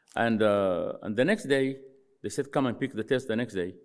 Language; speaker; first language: English; non-native, fluent; Arabic